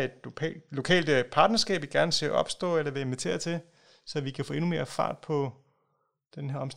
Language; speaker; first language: Danish; native; Danish